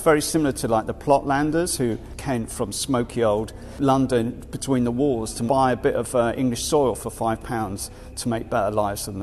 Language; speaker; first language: English; native; English